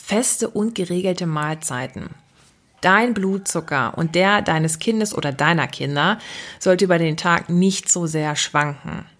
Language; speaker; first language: German; native; German